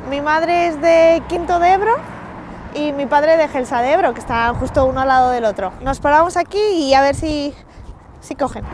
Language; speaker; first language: Spanish; native; Spanish